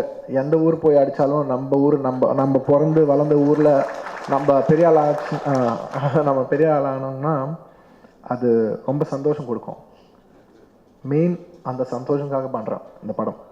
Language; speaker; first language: Tamil; non-native, local second language; Telugu